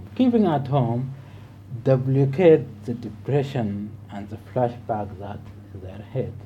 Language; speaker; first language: English; non-native, fluent; Arabic